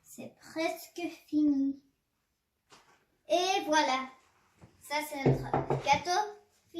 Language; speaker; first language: French; non-native, learner; English